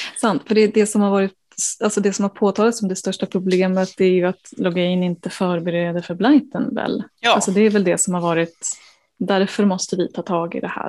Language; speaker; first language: Swedish; native; Swedish